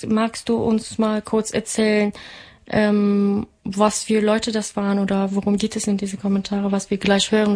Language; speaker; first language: German; non-native, fluent; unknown